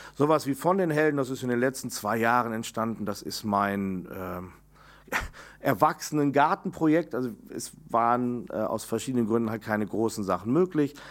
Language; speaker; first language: German; native; German